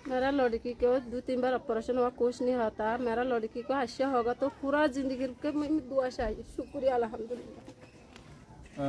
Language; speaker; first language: Hindi; non-native, local second language; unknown